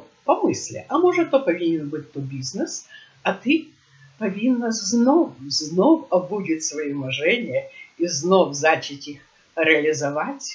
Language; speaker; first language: Polish; non-native, learner; Ukrainian